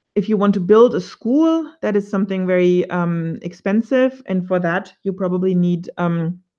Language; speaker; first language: English; non-native, fluent; German